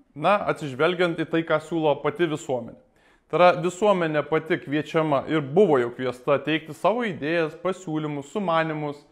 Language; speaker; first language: Lithuanian; native; Lithuanian